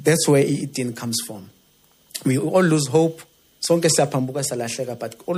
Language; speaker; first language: English; non-native, local second language; Zulu